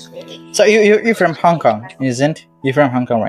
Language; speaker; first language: English; non-native, learner; Indonesian